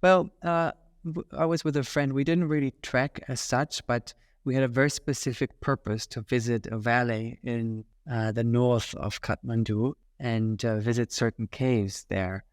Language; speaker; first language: English; non-native, fluent; German